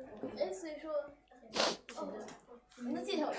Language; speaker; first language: Chinese; native; Chinese